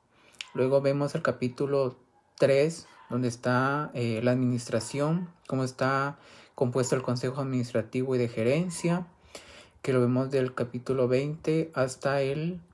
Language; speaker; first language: Spanish; native; Spanish